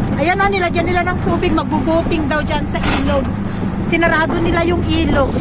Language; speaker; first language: Filipino; native; Filipino